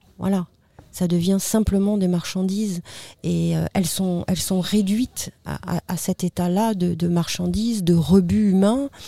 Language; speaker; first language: French; native; French